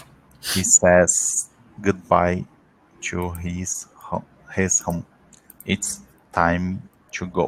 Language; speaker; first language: English; non-native, learner; Portuguese